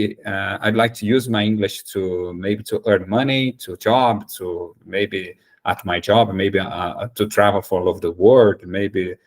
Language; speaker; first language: English; non-native, fluent; Portuguese